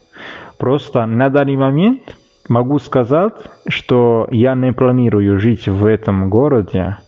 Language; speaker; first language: Russian; non-native, fluent; Italian